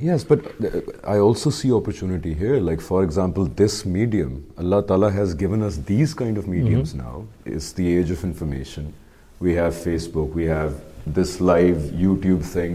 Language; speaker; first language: English; non-native, local second language; Urdu